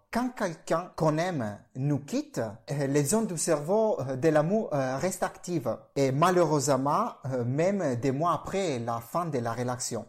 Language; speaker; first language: French; non-native, fluent; Italian